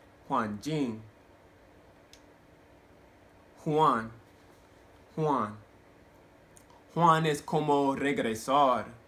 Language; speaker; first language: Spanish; non-native, learner; English